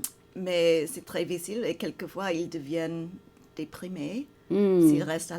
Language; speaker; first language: French; non-native, fluent; English